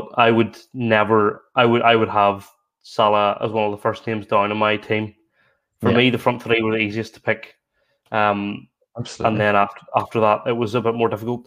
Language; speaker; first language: English; native; English